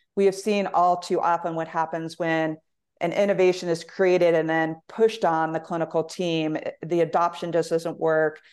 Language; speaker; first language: English; native; English